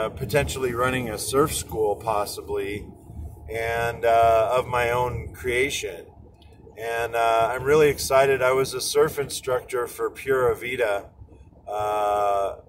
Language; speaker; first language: English; native; English